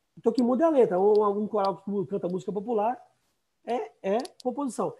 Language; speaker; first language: Portuguese; native; Portuguese